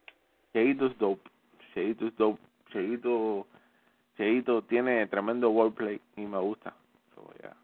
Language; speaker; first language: Spanish; early bilingual, heritage; Spanish